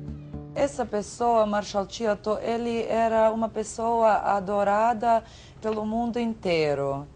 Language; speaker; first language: Portuguese; non-native, fluent; Serbian